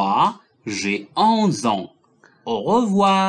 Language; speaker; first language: French; non-native, local second language; Arabic